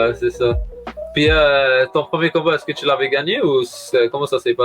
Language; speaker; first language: French; native; French